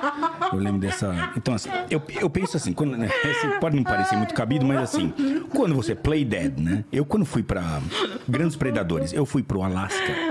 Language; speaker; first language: Portuguese; native; Portuguese